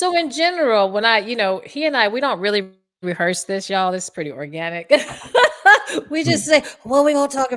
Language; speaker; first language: English; native; English